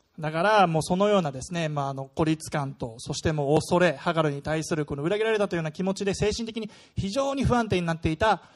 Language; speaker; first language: Japanese; non-native, fluent; German